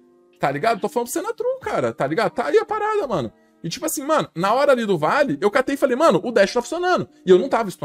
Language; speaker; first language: Portuguese; native; Portuguese